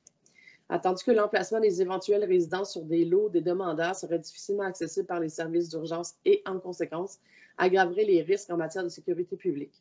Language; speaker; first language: French; native; French